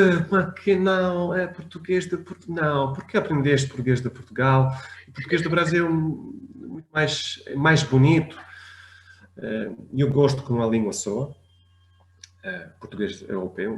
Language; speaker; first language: Portuguese; non-native, fluent; French